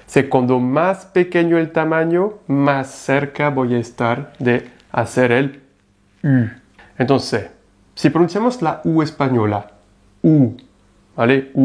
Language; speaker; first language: Spanish; non-native, fluent; French